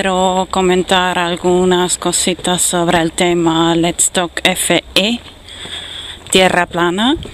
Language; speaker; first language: Spanish; non-native, fluent; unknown